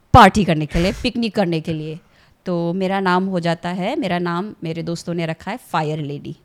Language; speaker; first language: Hindi; non-native, local second language; Assamese